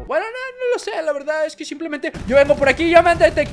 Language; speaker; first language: Spanish; native; Spanish